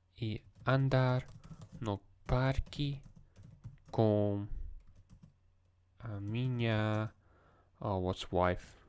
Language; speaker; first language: Portuguese; non-native, learner; English